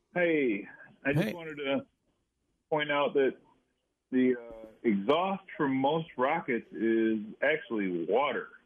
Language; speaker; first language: English; native; English